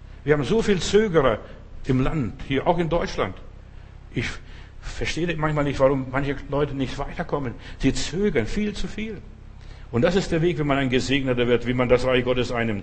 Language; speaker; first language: German; non-native, fluent; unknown